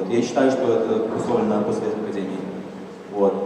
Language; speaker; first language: Russian; native; Russian